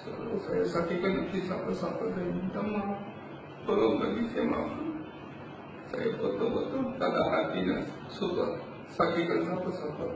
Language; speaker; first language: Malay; non-native, learner; Bangla